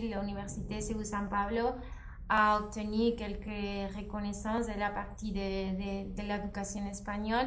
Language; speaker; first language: French; non-native, fluent; Spanish